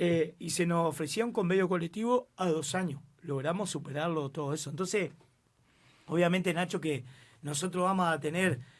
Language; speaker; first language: Spanish; native; Spanish